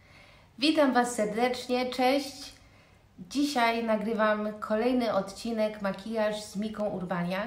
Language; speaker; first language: Polish; early bilingual, heritage; Polish